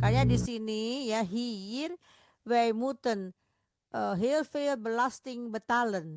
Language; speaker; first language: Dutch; non-native, learner; Indonesian